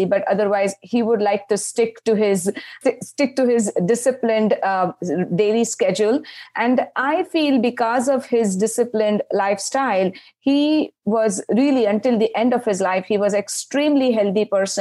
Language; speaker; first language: English; non-native, local second language; Marathi